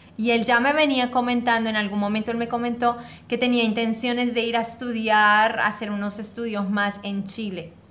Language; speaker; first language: Spanish; native; Spanish